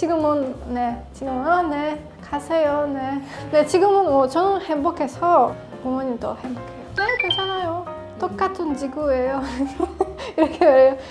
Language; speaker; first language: Korean; non-native, learner; Polish